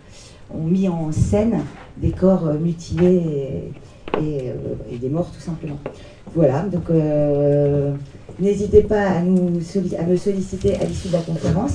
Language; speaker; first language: French; native; French